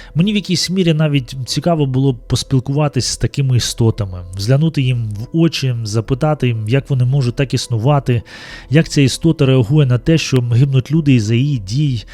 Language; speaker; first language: Ukrainian; non-native, local second language; Russian